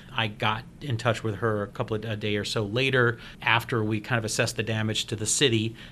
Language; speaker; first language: English; native; English